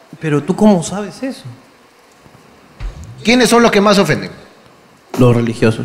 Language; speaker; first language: Spanish; native; Spanish